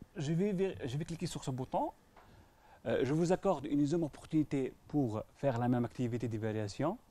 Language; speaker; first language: French; non-native, local second language; Arabic